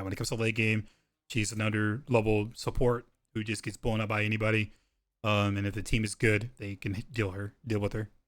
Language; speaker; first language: English; native; English